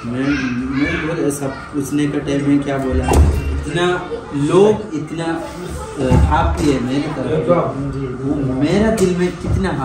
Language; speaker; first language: Hindi; non-native, local second language; Malayalam